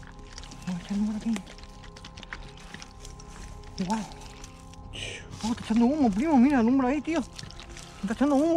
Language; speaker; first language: Spanish; native; Spanish